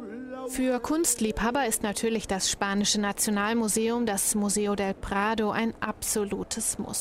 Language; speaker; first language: German; native; German